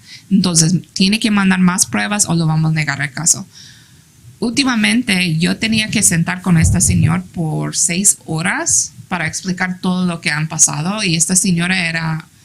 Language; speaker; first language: Spanish; early bilingual, heritage; English